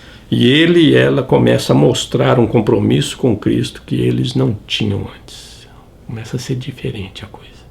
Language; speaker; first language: Portuguese; native; Portuguese